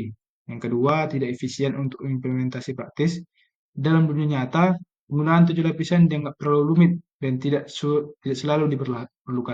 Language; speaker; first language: Indonesian; native; Indonesian